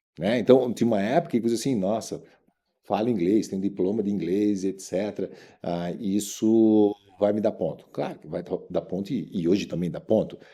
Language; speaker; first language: Portuguese; native; Portuguese